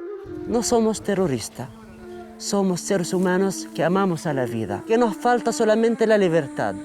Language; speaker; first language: Spanish; non-native, fluent; Arabic